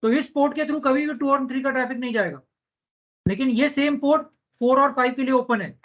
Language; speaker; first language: Hindi; non-native, local second language; Marathi